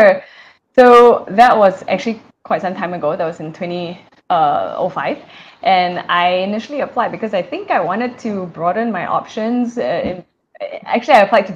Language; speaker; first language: English; native; English